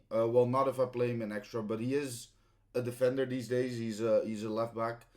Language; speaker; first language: English; non-native, fluent; Dutch